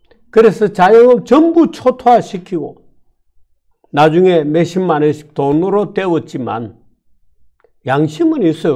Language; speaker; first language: Korean; native; Korean